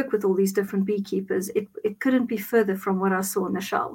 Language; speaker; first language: English; non-native, local second language; Afrikaans